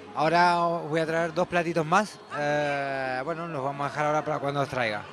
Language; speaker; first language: Spanish; native; Spanish